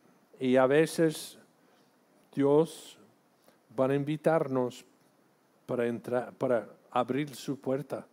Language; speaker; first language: Spanish; non-native, fluent; English